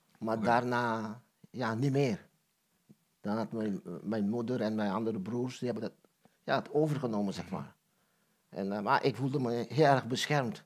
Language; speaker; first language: Dutch; non-native, local second language; Papiamento